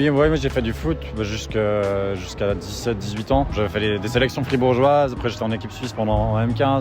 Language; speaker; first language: French; native; French